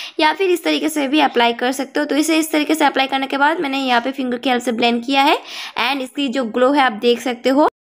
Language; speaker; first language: Hindi; non-native, local second language; Bangla